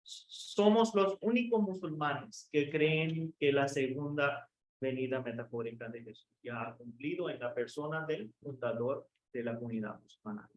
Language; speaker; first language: Spanish; non-native, fluent; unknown